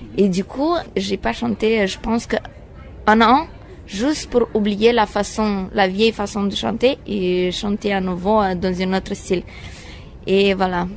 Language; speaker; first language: French; non-native, fluent; Romanian